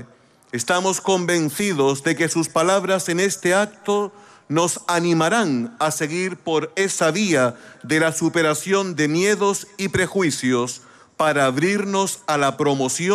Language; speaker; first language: Spanish; native; Spanish